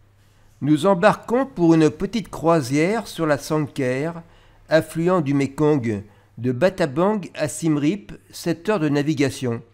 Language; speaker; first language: French; native; French